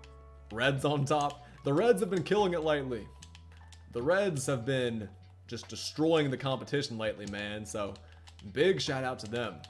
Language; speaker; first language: English; native; English